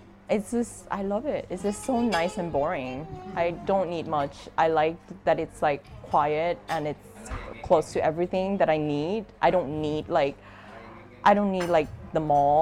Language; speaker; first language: English; non-native, fluent; Thai